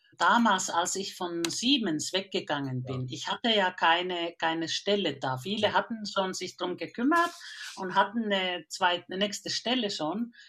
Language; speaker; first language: German; non-native, fluent; Finnish